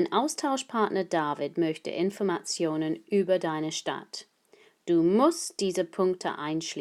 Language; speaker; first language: German; non-native, fluent; English